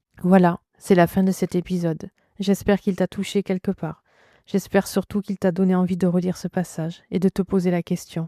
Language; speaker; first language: French; native; French